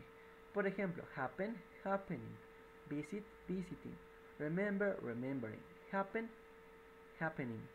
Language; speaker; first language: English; non-native, fluent; Spanish